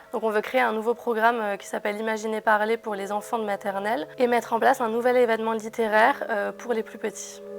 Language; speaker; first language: French; native; French